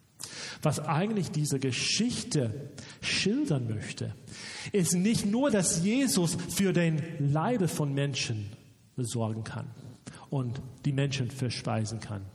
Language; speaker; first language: German; non-native, fluent; English